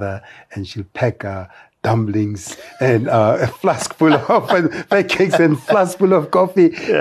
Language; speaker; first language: English; non-native, local second language; Tswana